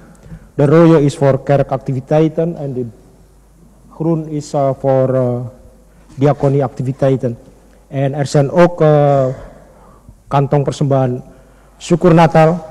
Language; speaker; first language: Dutch; non-native, learner; Indonesian